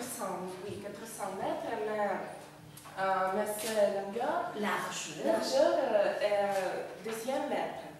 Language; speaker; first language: French; non-native, learner; Russian